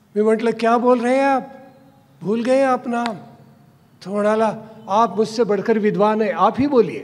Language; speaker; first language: Hindi; non-native, local second language; Marathi